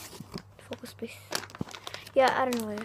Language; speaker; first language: English; non-native, learner; Indonesian